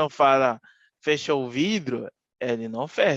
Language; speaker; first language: Portuguese; non-native, fluent; Haitian Creole